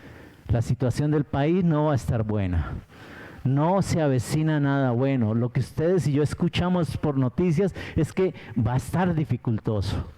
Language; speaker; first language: Spanish; native; Spanish